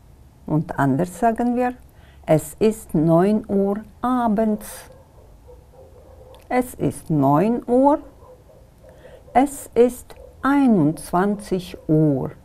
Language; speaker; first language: German; non-native, fluent; Kyrgyz